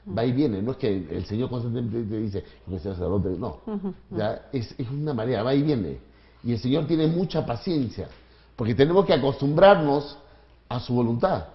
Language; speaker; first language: Spanish; native; Spanish